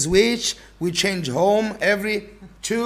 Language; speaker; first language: English; non-native, learner; Italian